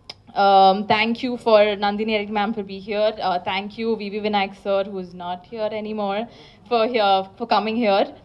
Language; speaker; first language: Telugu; non-native, learner; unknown